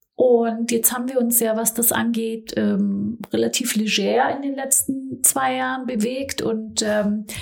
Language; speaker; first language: German; native; German